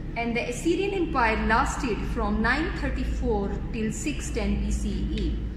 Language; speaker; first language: English; non-native, local second language; Urdu